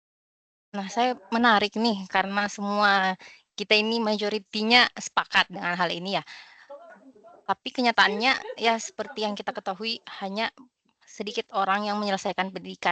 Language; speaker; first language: Indonesian; native; Indonesian